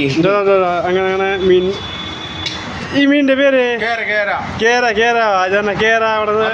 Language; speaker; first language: Malayalam; non-native, local second language; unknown